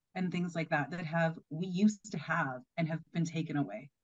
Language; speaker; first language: English; native; English